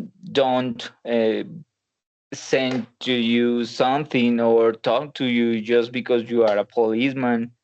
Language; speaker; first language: English; non-native, learner; Spanish